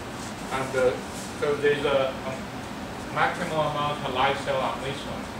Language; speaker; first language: English; non-native, fluent; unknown